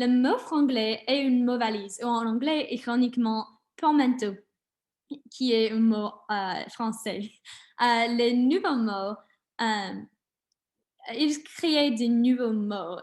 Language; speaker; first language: French; non-native, learner; English